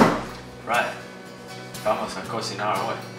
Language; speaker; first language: Spanish; non-native, learner; English